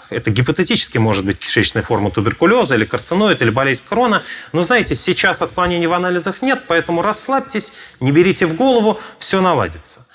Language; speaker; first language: Russian; native; Russian